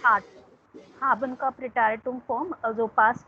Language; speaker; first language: German; non-native, fluent; Hindi